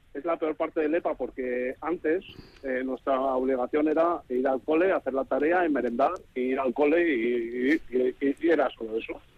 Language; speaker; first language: Spanish; native; Spanish